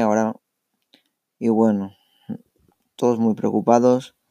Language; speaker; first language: Spanish; early bilingual, other home language; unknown